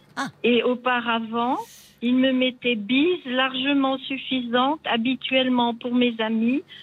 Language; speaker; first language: French; native; French